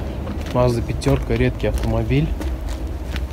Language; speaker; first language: Russian; native; Russian